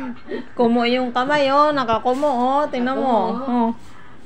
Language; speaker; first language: Filipino; native; Filipino